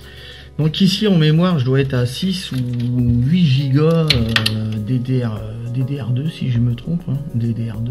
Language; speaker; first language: French; native; French